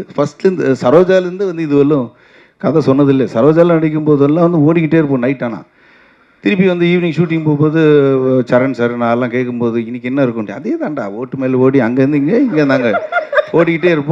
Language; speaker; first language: Tamil; native; Tamil